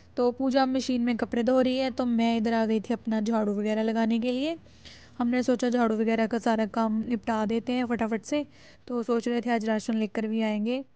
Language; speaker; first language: Hindi; non-native, local second language; Punjabi